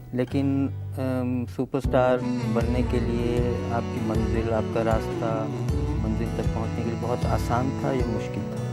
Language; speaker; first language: Hindi; native; Hindi